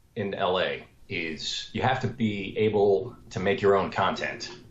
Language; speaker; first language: English; native; English